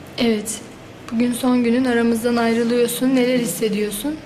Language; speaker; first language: Turkish; native; Turkish